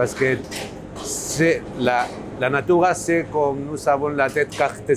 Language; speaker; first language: French; non-native, learner; Basque